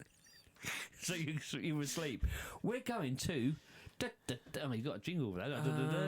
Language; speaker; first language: English; native; English